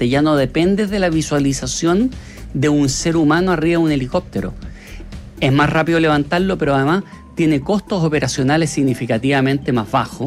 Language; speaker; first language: Spanish; native; Spanish